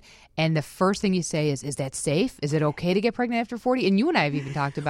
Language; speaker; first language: English; native; English